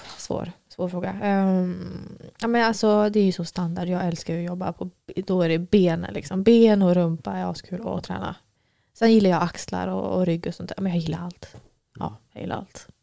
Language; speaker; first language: Swedish; native; Swedish